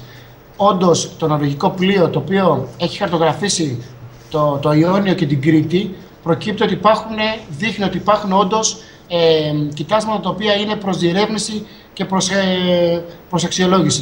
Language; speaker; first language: Greek; native; Greek